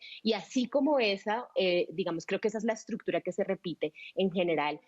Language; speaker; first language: Spanish; native; Spanish